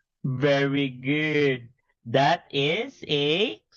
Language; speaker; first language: English; non-native, fluent; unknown